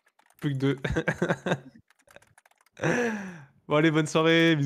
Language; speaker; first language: French; native; French